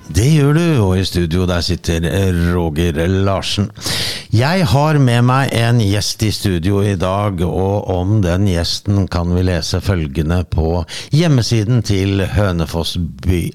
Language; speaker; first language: Norwegian; native; Norwegian